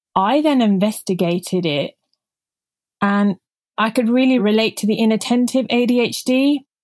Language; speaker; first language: English; non-native, local second language; Punjabi